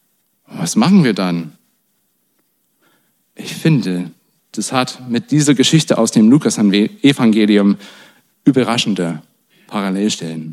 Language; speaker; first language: German; non-native, fluent; English